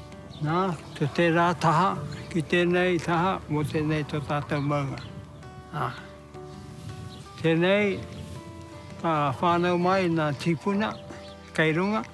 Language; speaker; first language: Māori; non-native, local second language; English